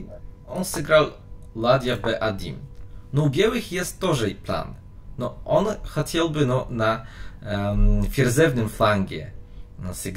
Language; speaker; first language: Russian; non-native, learner; Polish